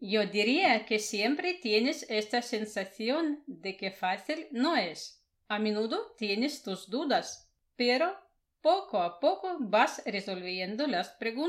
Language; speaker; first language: Spanish; non-native, fluent; Russian